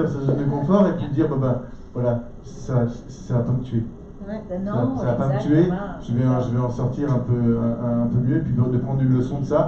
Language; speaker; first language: French; native; French